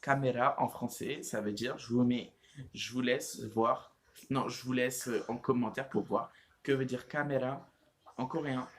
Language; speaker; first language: French; native; French